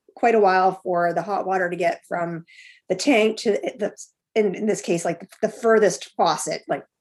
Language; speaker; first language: English; native; English